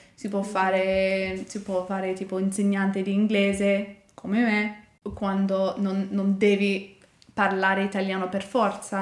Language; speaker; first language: Italian; non-native, learner; English